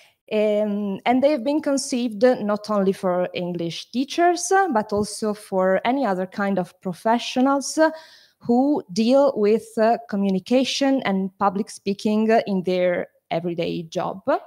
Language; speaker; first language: English; non-native, fluent; Italian